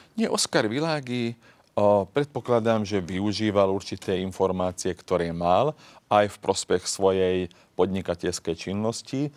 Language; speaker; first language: Slovak; non-native, local second language; Hungarian